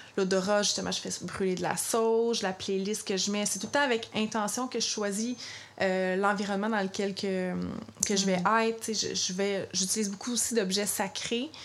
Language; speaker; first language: French; native; French